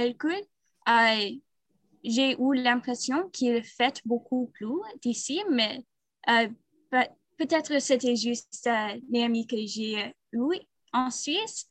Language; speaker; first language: French; non-native, learner; English